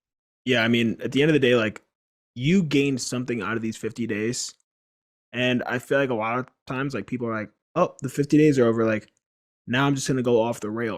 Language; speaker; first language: English; native; English